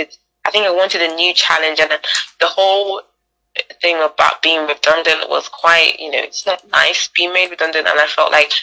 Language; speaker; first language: English; native; English